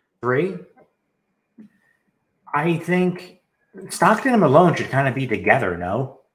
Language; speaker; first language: English; native; English